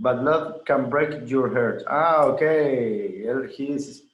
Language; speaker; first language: English; non-native, learner; Spanish